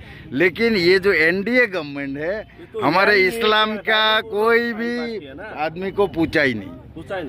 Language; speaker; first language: Hindi; non-native, local second language; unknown